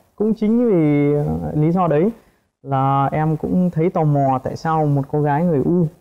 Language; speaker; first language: Vietnamese; early bilingual, heritage; Ukrainian